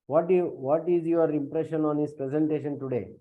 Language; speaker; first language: English; non-native, local second language; Kannada